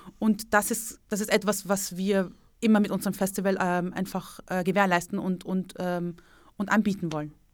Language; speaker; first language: German; early bilingual, other home language; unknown